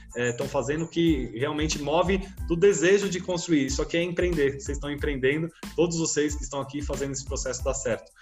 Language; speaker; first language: Portuguese; native; Portuguese